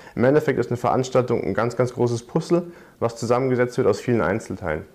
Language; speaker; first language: German; native; German